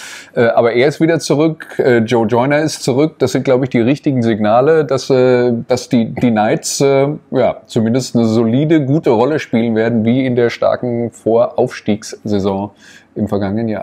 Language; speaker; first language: German; native; German